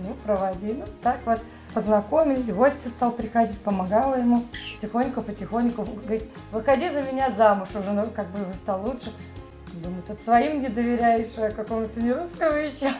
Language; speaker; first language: Russian; native; Russian